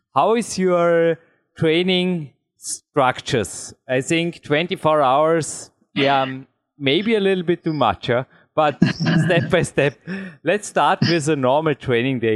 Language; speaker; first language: English; non-native, fluent; German